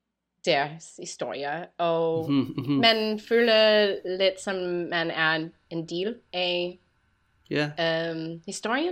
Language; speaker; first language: Danish; non-native, learner; English